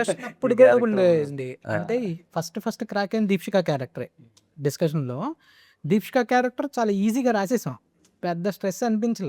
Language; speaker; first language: Telugu; native; Telugu